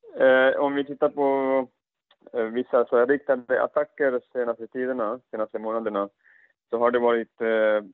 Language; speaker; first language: Swedish; non-native, fluent; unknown